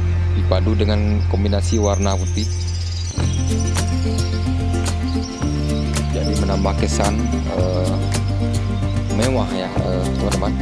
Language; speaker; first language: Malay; non-native, local second language; Achinese